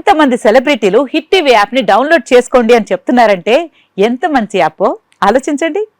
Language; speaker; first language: Telugu; native; Telugu